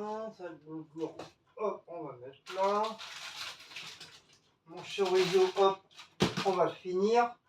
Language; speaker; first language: French; native; French